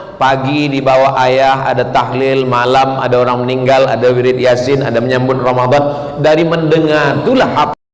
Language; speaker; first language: Malay; native; Malay